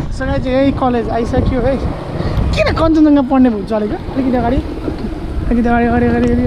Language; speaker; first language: Nepali; native; Nepali